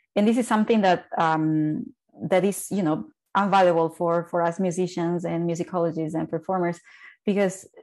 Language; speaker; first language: English; non-native, fluent; Spanish